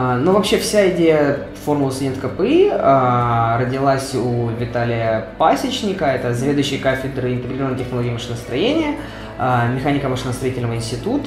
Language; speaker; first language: Russian; non-native, local second language; Ukrainian